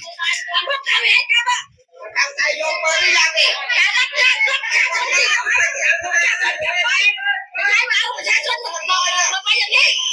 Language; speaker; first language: Thai; non-native, fluent; Khmer